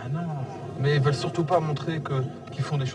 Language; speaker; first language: French; native; French